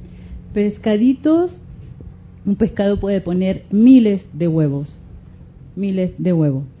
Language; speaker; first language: Spanish; native; Spanish